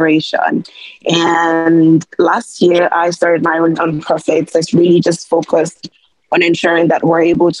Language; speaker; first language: English; non-native, local second language; Yoruba